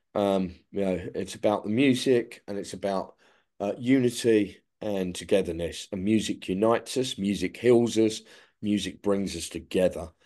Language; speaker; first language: English; native; English